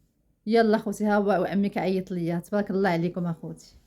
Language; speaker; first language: Arabic; native; Arabic